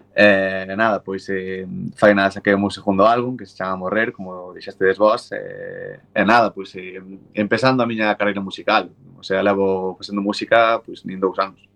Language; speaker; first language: Galician; native; Galician